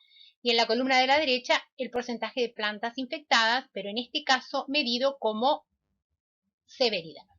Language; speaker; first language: Spanish; native; Spanish